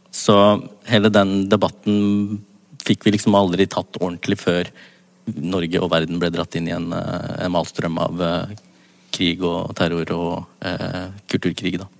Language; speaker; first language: Norwegian; native; Norwegian